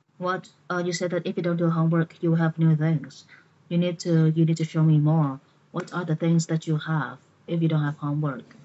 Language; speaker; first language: English; non-native, fluent; Vietnamese